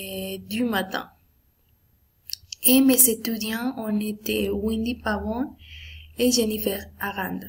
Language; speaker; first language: French; non-native, learner; Spanish